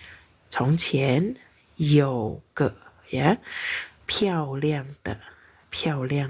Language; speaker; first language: Chinese; non-native, fluent; Indonesian